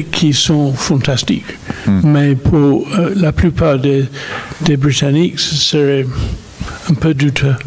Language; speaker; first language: French; non-native, fluent; English